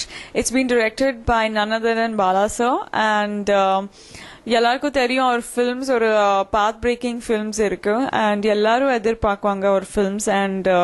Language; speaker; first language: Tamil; non-native, fluent; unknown